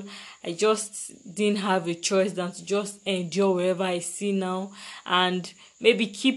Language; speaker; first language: English; non-native, local second language; Yoruba